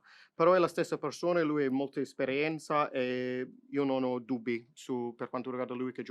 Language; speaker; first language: Italian; non-native, fluent; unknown